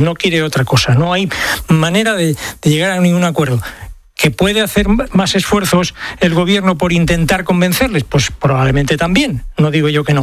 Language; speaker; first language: Spanish; native; Spanish